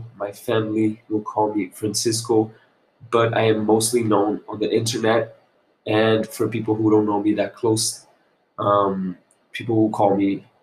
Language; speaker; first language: English; non-native, fluent; Portuguese